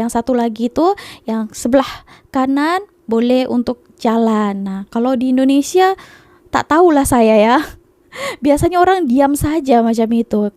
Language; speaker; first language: Indonesian; native; Indonesian